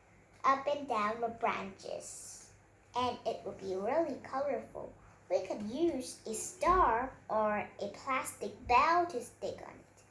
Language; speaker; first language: English; non-native, learner; Vietnamese